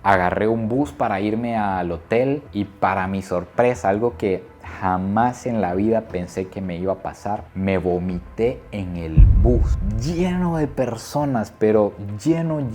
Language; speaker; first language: Spanish; native; Spanish